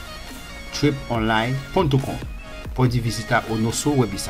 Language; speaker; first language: Portuguese; non-native, learner; Haitian Creole